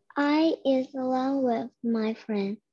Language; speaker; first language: English; non-native, learner; Vietnamese